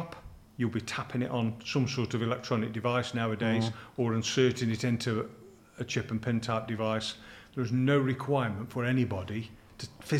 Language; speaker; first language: English; native; English